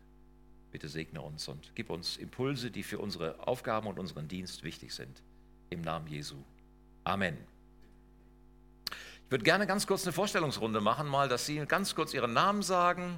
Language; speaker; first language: German; native; German